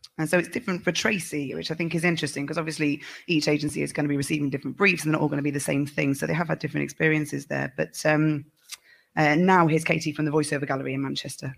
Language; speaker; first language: English; native; English